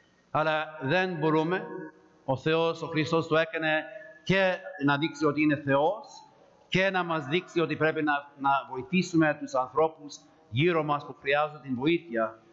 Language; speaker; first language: Greek; early bilingual, heritage; Greek